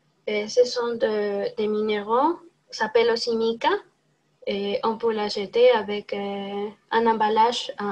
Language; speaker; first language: French; non-native, learner; Spanish